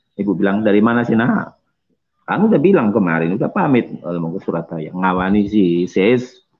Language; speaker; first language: Indonesian; non-native, local second language; Javanese